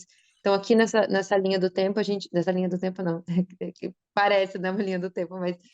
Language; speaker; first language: Portuguese; native; Portuguese